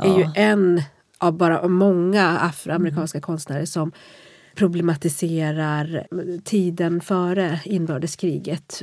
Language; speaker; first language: Swedish; native; Swedish